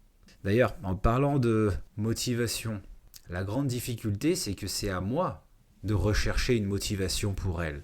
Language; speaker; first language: French; native; French